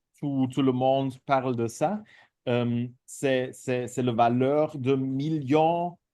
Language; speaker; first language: French; non-native, fluent; German